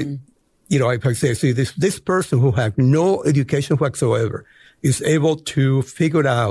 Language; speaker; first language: English; non-native, fluent; Spanish